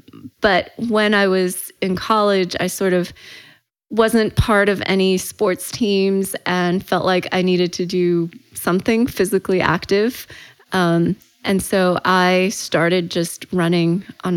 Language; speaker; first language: English; early bilingual, other home language; Chinese